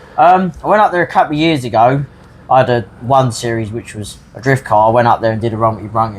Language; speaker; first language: English; native; English